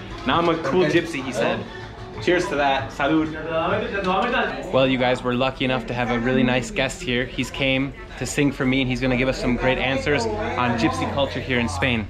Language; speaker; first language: English; native; English